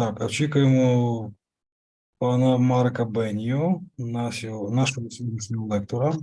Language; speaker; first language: Ukrainian; native; Ukrainian